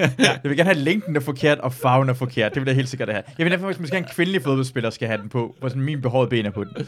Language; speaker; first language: Danish; early bilingual, other home language; Persian